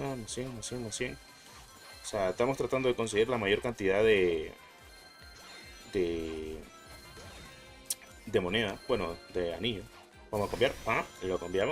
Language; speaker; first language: Spanish; native; Spanish